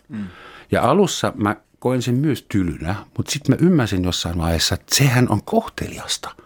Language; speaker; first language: Finnish; non-native, fluent; German